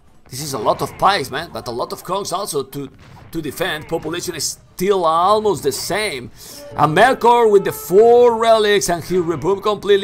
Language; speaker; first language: English; non-native, fluent; Spanish